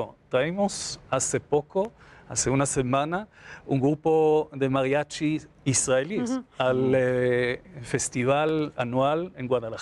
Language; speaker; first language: Spanish; non-native, fluent; Hebrew